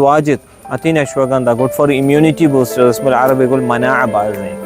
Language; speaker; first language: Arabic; non-native, learner; Malayalam